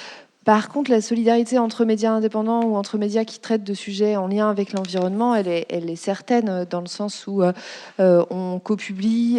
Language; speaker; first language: French; native; French